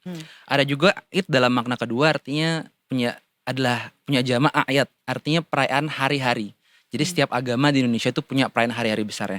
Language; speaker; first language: Indonesian; native; Indonesian